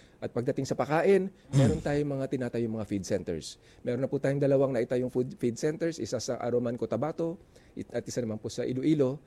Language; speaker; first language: Filipino; non-native, local second language; Iloko